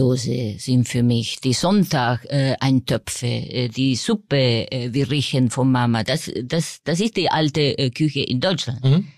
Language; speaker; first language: German; non-native, fluent; Spanish